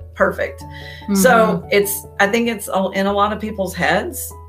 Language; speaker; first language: English; native; English